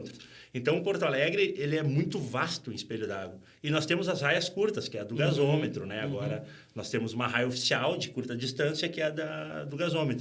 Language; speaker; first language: Portuguese; native; Portuguese